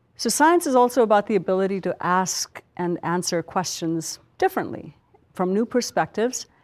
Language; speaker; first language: English; non-native, local second language; Punjabi